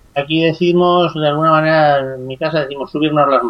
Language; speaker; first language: Spanish; native; Spanish